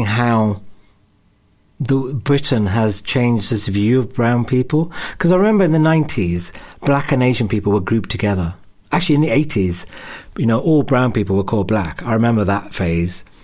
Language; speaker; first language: English; native; English